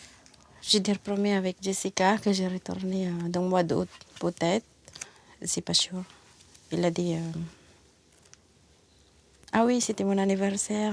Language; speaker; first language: French; non-native, learner; Filipino